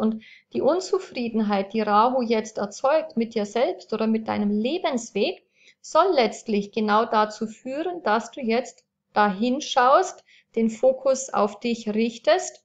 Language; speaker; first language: German; native; German